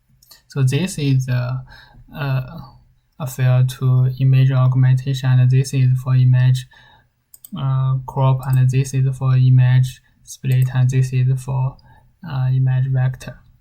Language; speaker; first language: English; non-native, learner; Chinese